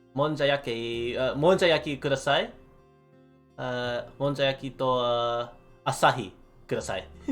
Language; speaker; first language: Japanese; non-native, learner; English